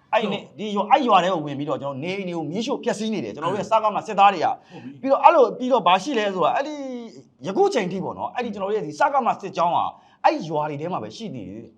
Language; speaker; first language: Burmese; native; Burmese